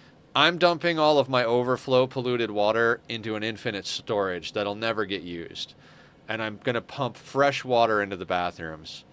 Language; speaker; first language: English; native; English